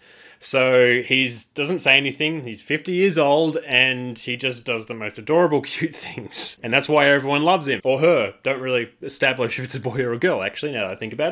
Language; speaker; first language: English; native; English